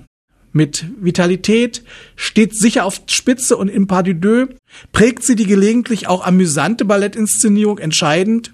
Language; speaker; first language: German; native; German